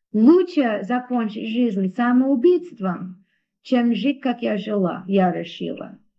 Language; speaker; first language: Russian; non-native, learner; English